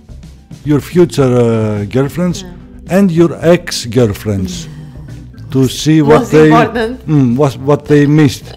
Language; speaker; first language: English; non-native, learner; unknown